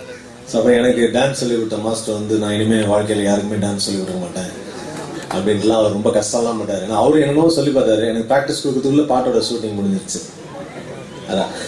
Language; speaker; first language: Tamil; native; Tamil